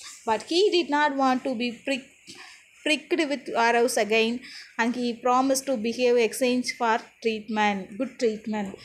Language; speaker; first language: English; non-native, local second language; Tamil